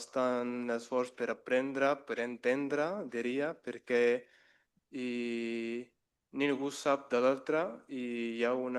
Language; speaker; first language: Catalan; non-native, learner; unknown